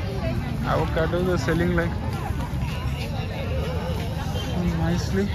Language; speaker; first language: English; non-native, local second language; Hindi